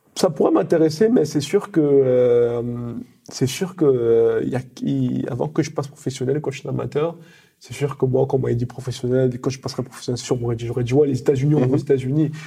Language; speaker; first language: French; early bilingual, other home language; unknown